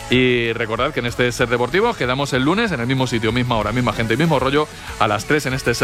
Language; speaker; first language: Spanish; native; Spanish